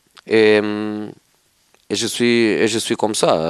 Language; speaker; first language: French; non-native, fluent; Portuguese